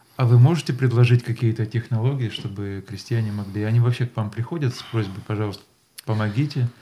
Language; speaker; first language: Russian; native; Russian